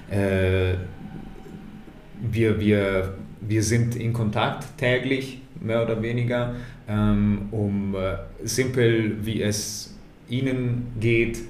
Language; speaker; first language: German; non-native, fluent; Italian